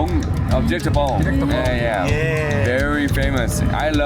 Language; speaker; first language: English; non-native, learner; Korean